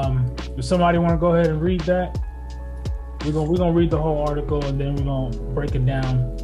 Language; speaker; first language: English; native; English